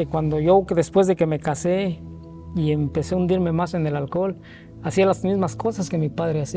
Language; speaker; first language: Spanish; native; Spanish